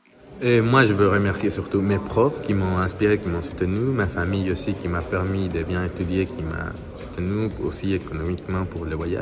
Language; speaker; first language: French; non-native, fluent; Spanish